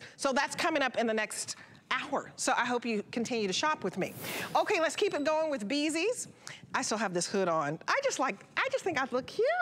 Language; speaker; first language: English; native; English